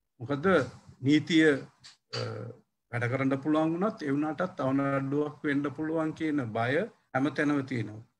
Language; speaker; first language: Sinhala; non-native, local second language; Tamil